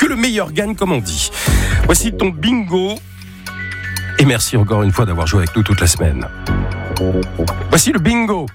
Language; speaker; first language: French; native; French